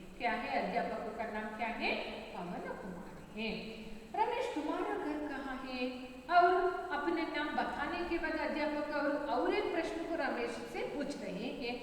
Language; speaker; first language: Hindi; non-native, local second language; Kannada